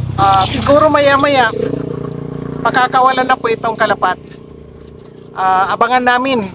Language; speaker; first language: Filipino; non-native, local second language; Bikol